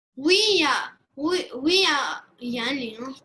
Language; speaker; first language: French; early bilingual, other home language; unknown